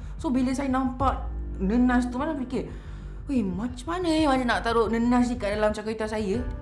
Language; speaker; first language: Malay; native; Malay